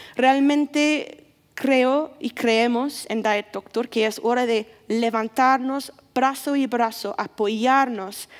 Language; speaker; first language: Spanish; non-native, fluent; English